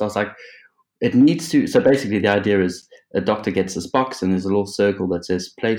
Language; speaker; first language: English; native; English